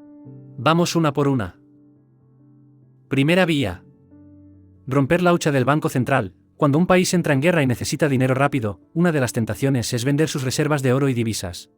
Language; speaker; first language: Spanish; native; Spanish